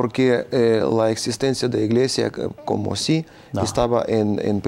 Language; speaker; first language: Spanish; non-native, fluent; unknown